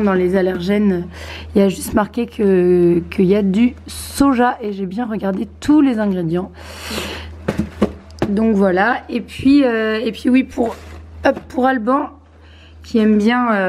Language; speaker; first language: French; native; French